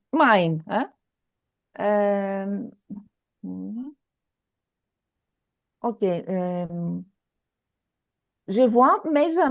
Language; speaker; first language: French; non-native, fluent; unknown